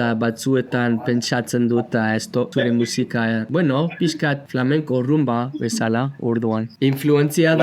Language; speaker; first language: Basque; non-native, learner; English